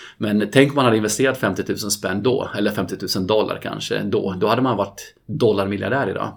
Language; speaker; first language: Swedish; non-native, fluent; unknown